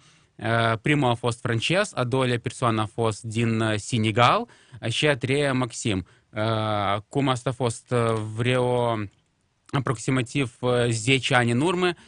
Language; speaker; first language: Romanian; non-native, local second language; Russian